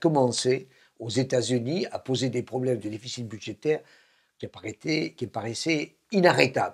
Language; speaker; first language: French; native; French